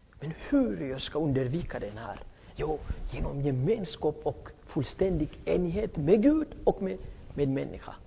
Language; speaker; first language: Swedish; non-native, fluent; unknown